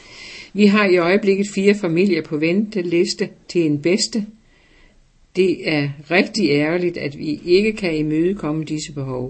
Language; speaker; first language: Danish; native; Danish